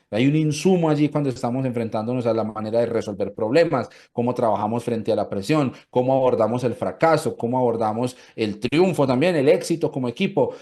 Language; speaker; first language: Spanish; native; Spanish